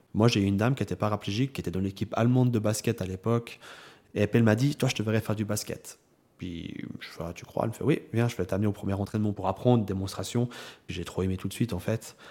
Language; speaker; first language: French; native; French